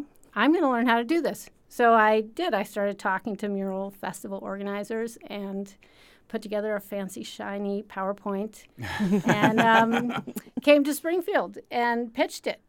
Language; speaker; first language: English; native; English